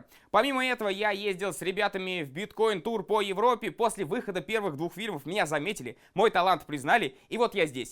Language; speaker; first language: Russian; native; Russian